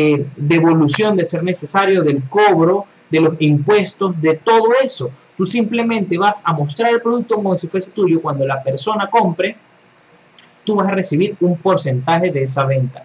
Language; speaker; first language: Spanish; native; Spanish